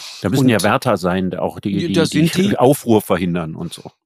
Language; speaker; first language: German; native; German